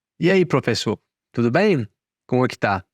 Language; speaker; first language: Portuguese; non-native, fluent; English